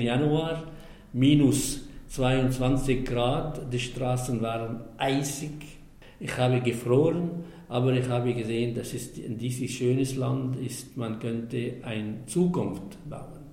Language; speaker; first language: German; non-native, fluent; Arabic